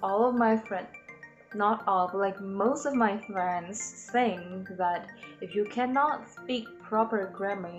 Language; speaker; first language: English; non-native, learner; Indonesian